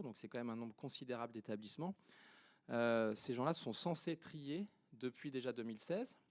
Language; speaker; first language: French; native; French